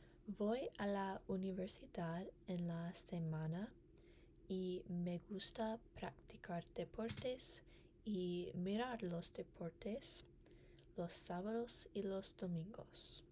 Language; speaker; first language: Spanish; non-native, learner; English